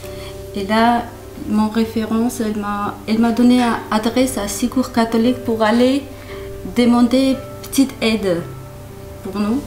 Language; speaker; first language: French; non-native, learner; Kurdish